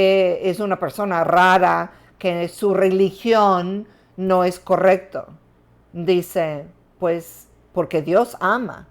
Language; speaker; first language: Spanish; non-native, fluent; English